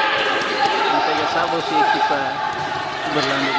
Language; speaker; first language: Portuguese; non-native, local second language; Tetum